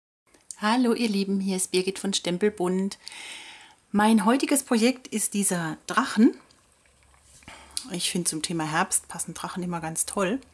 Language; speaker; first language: German; native; German